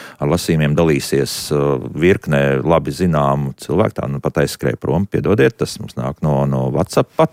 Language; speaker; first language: Latvian; native; Latvian